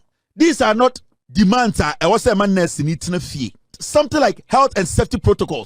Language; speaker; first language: English; non-native, local second language; Akan